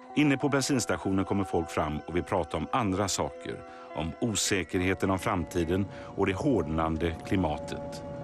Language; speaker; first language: Swedish; native; Swedish